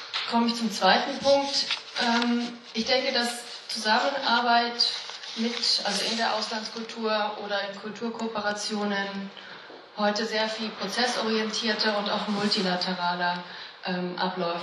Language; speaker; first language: German; native; German